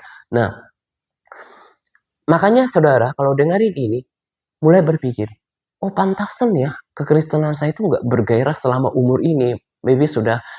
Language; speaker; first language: Indonesian; native; Indonesian